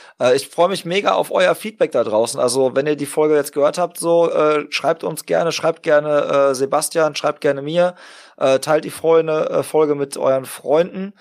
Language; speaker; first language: German; native; German